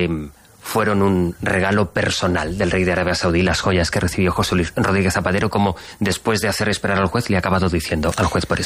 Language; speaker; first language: Spanish; native; Spanish